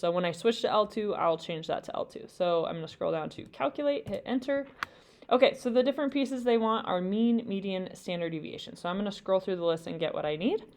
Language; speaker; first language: English; native; English